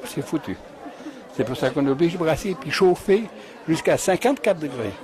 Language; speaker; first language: French; native; French